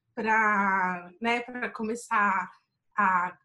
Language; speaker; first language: Portuguese; native; Portuguese